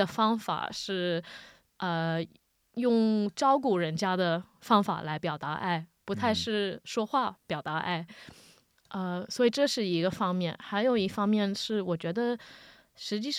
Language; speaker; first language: Chinese; early bilingual, heritage; Wu Chinese